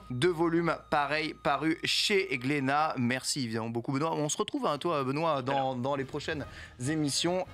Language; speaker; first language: French; native; French